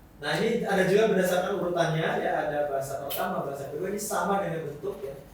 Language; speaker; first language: Indonesian; non-native, local second language; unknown